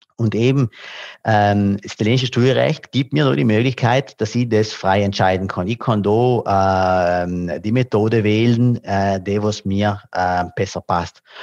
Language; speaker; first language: German; non-native, local second language; Italian